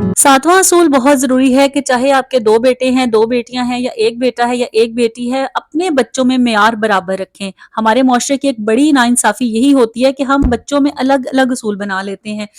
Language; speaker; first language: Urdu; native; Urdu